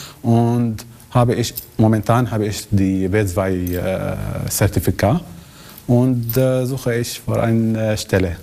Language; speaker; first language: German; non-native, learner; Arabic